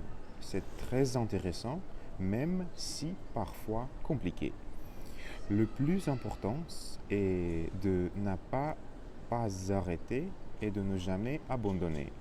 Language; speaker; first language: French; non-native, learner; Russian